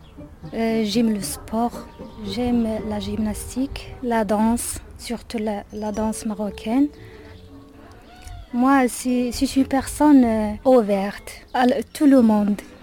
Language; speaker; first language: French; non-native, learner; Berber languages